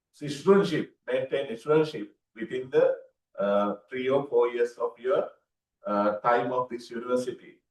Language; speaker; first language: English; non-native, local second language; Sinhala